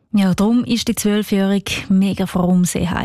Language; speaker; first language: German; native; German